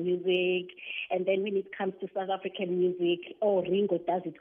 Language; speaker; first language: English; non-native, local second language; Zulu